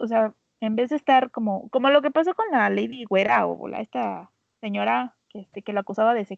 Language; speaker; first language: Spanish; native; Spanish